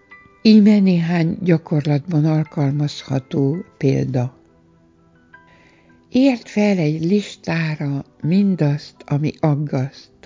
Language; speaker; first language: Hungarian; native; Hungarian